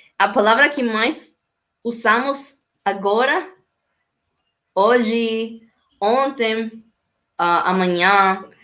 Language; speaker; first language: Portuguese; non-native, learner; Spanish